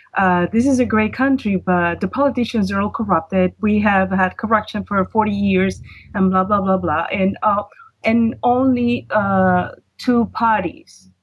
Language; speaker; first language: English; non-native, fluent; Spanish